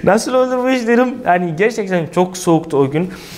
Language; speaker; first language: Turkish; non-native, fluent; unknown